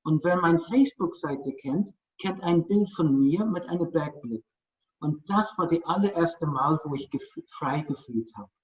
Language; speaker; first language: German; non-native, fluent; English